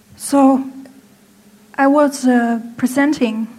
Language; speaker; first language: English; non-native, fluent; German